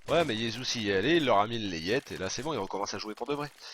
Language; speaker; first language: French; native; French